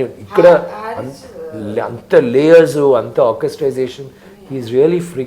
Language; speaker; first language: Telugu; non-native, learner; Tamil